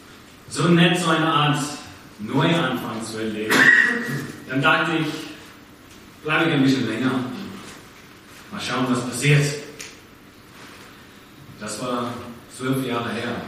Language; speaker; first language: German; non-native, fluent; English